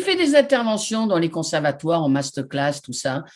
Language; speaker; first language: French; native; French